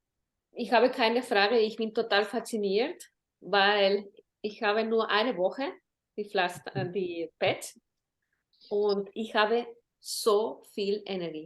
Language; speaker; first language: German; non-native, learner; Spanish